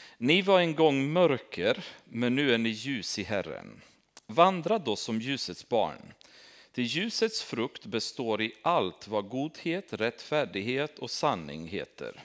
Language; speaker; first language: Swedish; non-native, fluent; Romanian